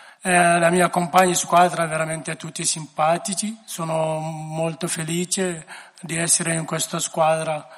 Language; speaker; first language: Italian; non-native, learner; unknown